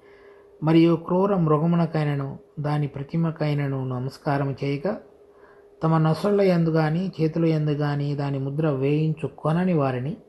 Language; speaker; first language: Telugu; native; Telugu